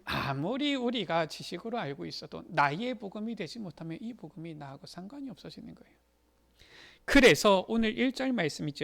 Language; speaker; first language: Korean; native; Korean